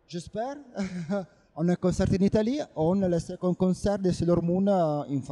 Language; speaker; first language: French; non-native, learner; Italian